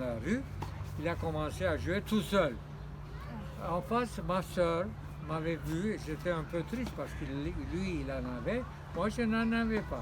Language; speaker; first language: French; non-native, fluent; Turkish